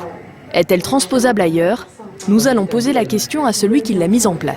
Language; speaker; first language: French; native; French